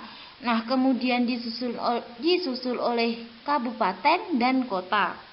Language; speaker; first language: Indonesian; native; Indonesian